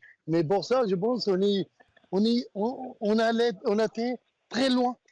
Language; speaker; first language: French; non-native, learner; Arabic